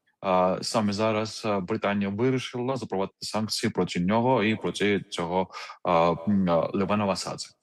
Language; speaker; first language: Ukrainian; non-native, fluent; Georgian